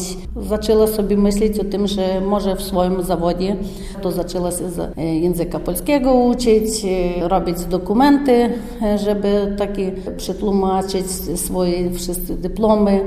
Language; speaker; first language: Polish; non-native, learner; Ukrainian